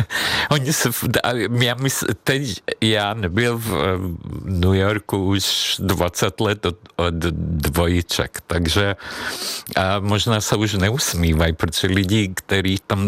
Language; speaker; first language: Czech; non-native, fluent; Hungarian